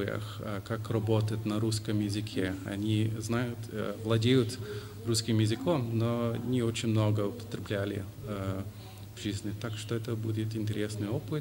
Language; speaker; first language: Russian; non-native, fluent; English